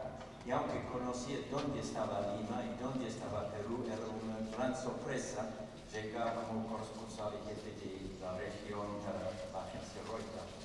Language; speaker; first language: Spanish; non-native, fluent; English